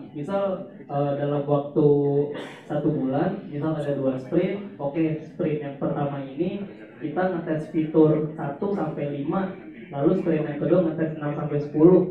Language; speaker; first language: Indonesian; native; Indonesian